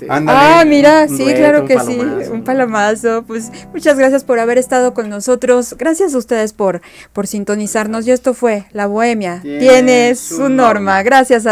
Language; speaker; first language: Spanish; native; Spanish